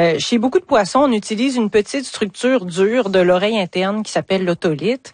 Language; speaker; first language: French; native; French